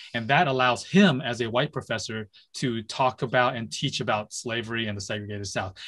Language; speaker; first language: English; native; English